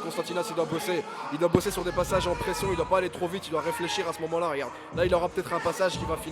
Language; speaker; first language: French; native; French